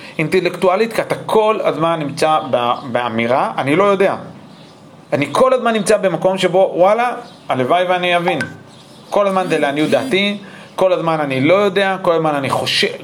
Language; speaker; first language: Hebrew; early bilingual, heritage; English